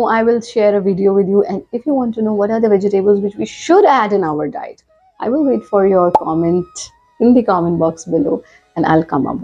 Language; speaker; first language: English; non-native, local second language; Hindi